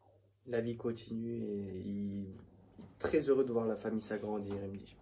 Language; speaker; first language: French; native; French